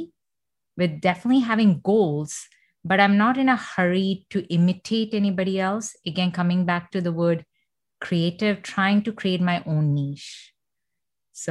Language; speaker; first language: English; non-native, fluent; Malayalam